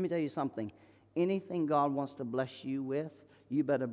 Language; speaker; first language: English; native; English